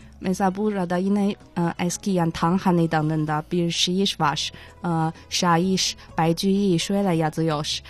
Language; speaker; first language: Turkish; non-native, fluent; Chinese